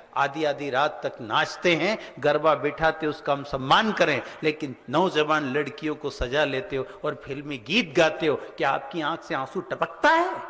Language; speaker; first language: Hindi; native; Hindi